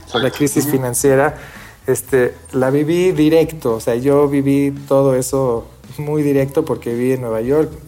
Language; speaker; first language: Spanish; early bilingual, other home language; Hebrew